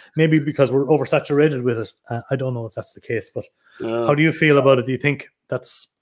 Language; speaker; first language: English; native; English